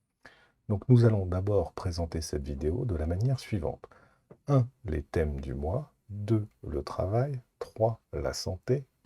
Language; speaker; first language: French; native; French